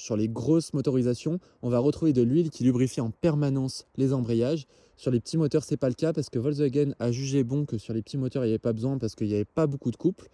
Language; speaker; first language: French; native; French